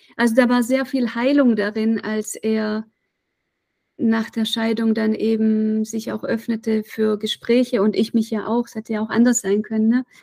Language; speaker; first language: German; native; German